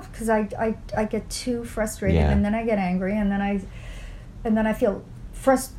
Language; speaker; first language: English; native; English